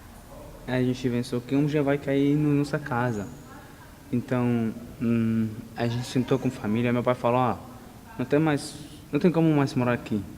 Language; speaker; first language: Portuguese; non-native, learner; Arabic